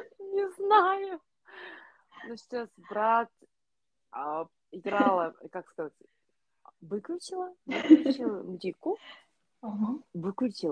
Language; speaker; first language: Russian; non-native, learner; Korean